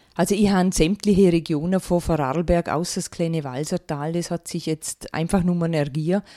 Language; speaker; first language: German; native; German